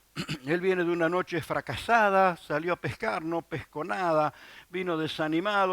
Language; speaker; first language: Spanish; native; Spanish